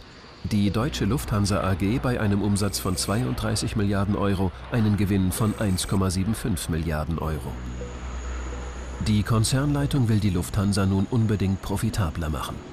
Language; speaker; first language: German; native; German